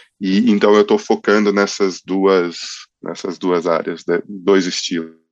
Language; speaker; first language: Portuguese; early bilingual, other home language; English